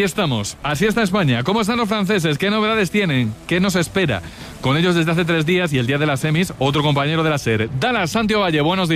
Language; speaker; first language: Spanish; native; Spanish